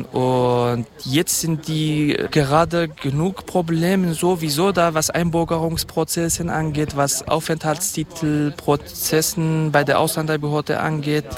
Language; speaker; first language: German; non-native, fluent; Kurdish